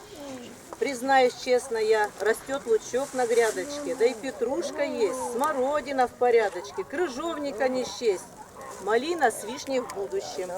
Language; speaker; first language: Russian; native; Russian